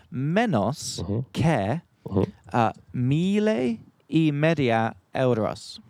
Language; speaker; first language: Spanish; non-native, learner; English